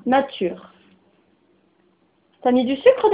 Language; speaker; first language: French; native; French